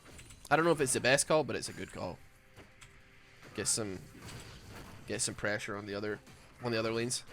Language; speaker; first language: English; native; English